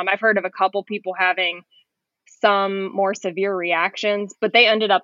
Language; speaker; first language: English; native; English